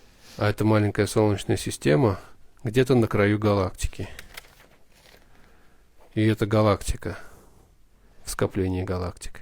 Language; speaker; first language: Russian; native; Russian